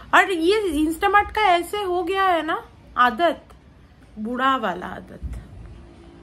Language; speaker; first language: Hindi; non-native, local second language; Bangla